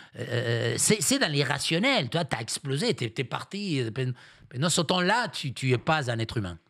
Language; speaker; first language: French; non-native, fluent; Spanish